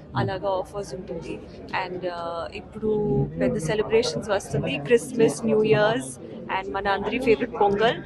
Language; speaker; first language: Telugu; non-native, learner; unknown